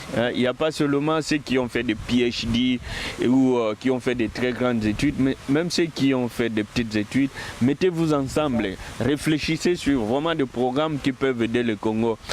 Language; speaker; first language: French; non-native, local second language; Lingala